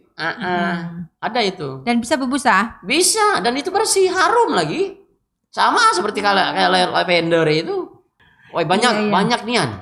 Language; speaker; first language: Indonesian; non-native, local second language; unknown